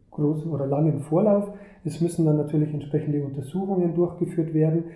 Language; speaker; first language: German; native; German